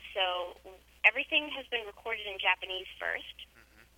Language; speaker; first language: English; native; English